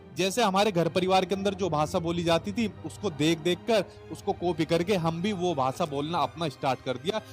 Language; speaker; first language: Hindi; native; Hindi